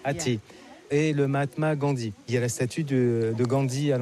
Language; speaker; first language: French; native; French